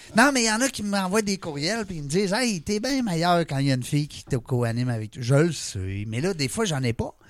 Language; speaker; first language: French; native; French